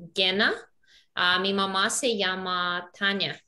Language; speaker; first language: Spanish; non-native, learner; Russian